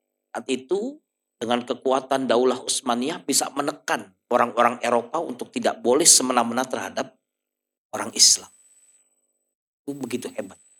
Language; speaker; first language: Indonesian; non-native, fluent; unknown